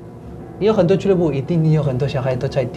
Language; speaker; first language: Chinese; non-native, fluent; Spanish